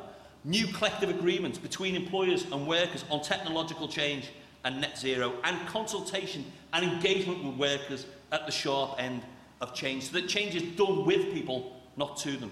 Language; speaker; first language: English; native; English